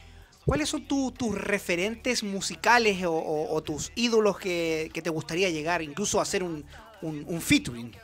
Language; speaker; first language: Spanish; native; Spanish